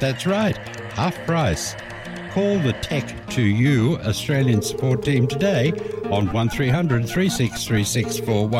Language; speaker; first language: English; native; English